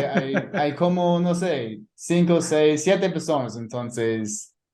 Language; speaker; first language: Spanish; non-native, fluent; English